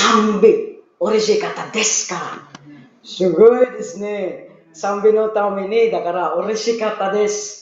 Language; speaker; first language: Japanese; non-native, learner; Filipino